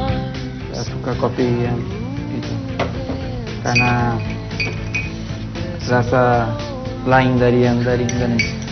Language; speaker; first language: Indonesian; non-native, fluent; Portuguese